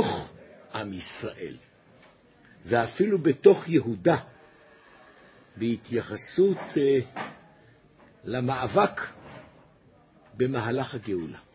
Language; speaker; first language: Hebrew; native; Hebrew